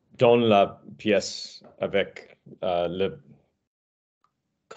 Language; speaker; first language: French; non-native, learner; English